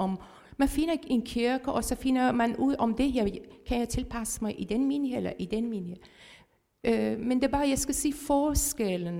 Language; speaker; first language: Danish; non-native, fluent; Persian